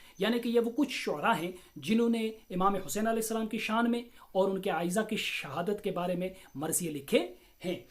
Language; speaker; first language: Urdu; non-native, local second language; Kashmiri